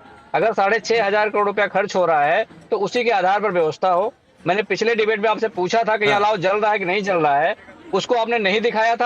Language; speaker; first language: Hindi; native; Hindi